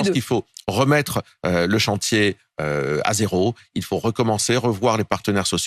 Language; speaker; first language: French; native; French